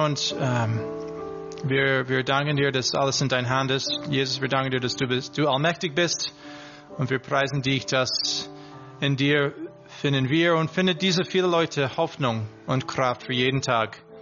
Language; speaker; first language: German; non-native, learner; English